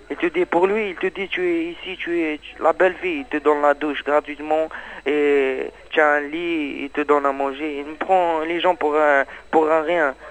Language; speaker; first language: French; non-native, learner; Arabic